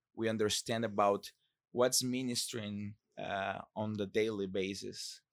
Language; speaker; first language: English; non-native, fluent; Portuguese